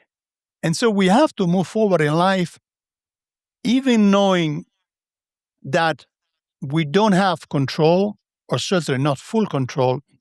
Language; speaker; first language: English; non-native, fluent; Italian